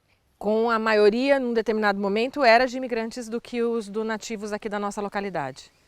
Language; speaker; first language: Portuguese; native; Portuguese